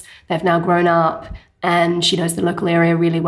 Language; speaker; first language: English; native; English